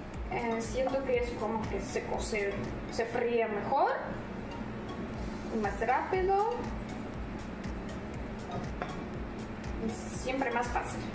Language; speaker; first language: Spanish; non-native, fluent; Russian